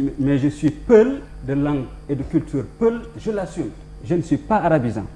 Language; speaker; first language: French; non-native, local second language; Fula